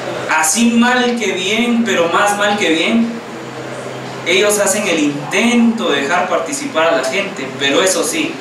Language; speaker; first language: Spanish; native; Spanish